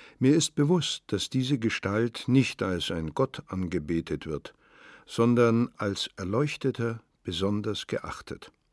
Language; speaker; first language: German; native; German